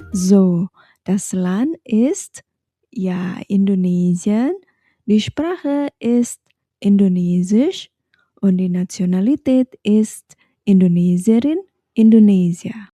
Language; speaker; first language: German; non-native, fluent; Indonesian